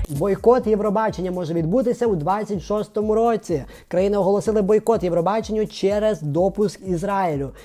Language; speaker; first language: Ukrainian; native; Ukrainian